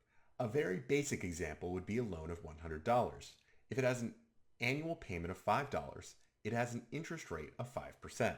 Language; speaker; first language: English; native; English